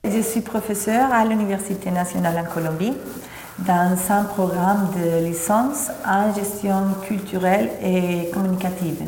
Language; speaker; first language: French; non-native, fluent; Spanish